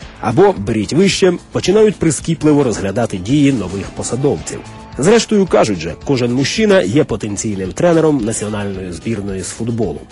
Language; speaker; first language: Ukrainian; native; Ukrainian